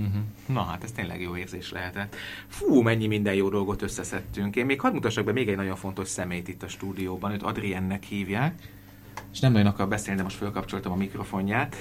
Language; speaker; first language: Hungarian; native; Hungarian